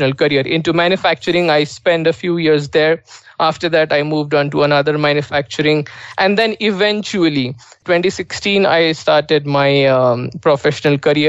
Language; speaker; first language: English; non-native, local second language; Marathi